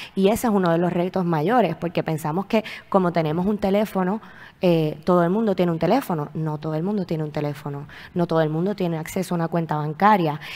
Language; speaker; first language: Spanish; native; Spanish